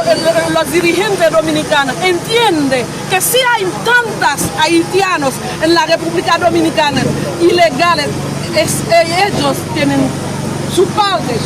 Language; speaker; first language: Spanish; non-native, local second language; Haitian Creole